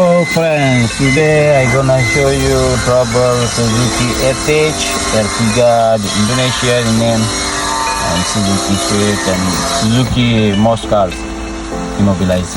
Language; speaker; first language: English; non-native, learner; Indonesian